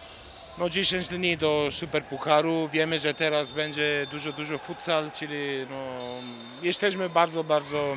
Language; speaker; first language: Polish; non-native, learner; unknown